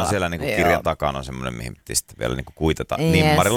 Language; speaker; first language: Finnish; native; Finnish